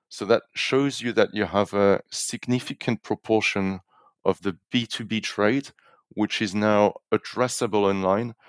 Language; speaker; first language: English; non-native, fluent; French